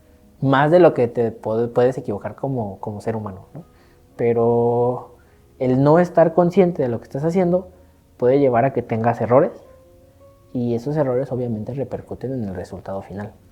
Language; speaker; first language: Spanish; native; Spanish